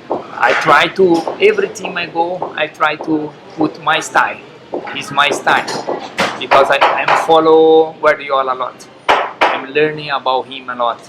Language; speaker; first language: English; non-native, learner; Portuguese